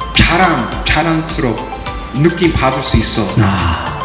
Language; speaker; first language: Korean; non-native, fluent; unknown